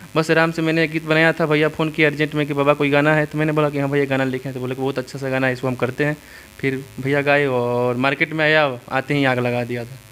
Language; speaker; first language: Hindi; native; Hindi